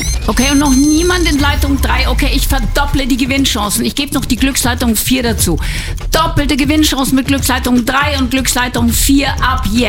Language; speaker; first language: German; native; German